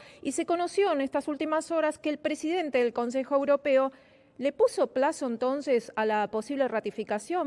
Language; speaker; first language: Spanish; native; Spanish